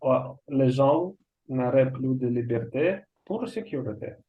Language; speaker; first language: French; non-native, learner; Russian